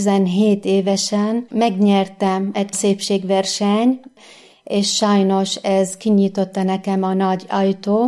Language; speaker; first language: Hungarian; non-native, fluent; Arabic